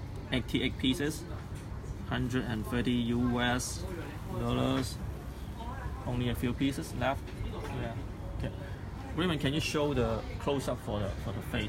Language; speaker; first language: English; non-native, local second language; Cantonese